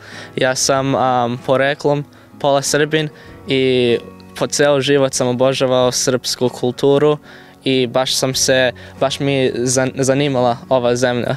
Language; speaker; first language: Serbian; early bilingual, heritage; English